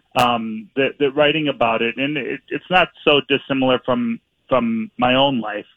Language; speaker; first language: English; native; English